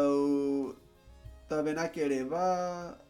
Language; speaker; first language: Japanese; non-native, learner; Spanish